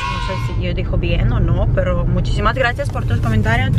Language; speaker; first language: Spanish; non-native, fluent; Ukrainian